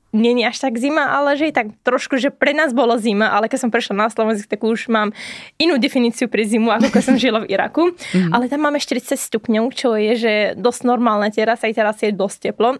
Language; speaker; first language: Slovak; non-native, fluent; Arabic